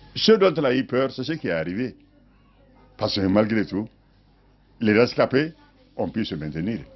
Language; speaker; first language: French; non-native, local second language; Mandingo